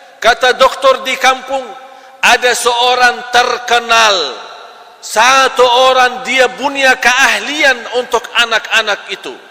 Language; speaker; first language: Malay; non-native, fluent; Arabic